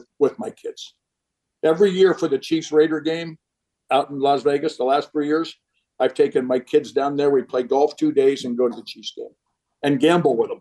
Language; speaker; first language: English; native; English